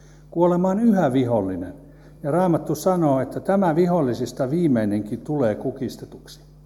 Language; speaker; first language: Finnish; native; Finnish